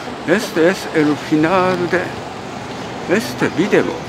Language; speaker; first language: Spanish; non-native, learner; Japanese